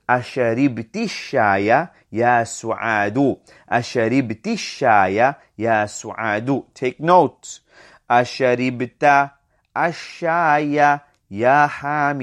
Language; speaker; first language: Arabic; non-native, fluent; English